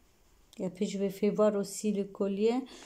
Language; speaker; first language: French; non-native, fluent; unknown